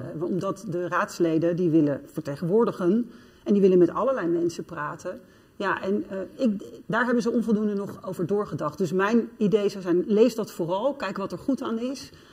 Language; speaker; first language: Dutch; native; Dutch